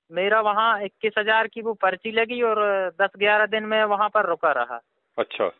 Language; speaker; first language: Hindi; native; Hindi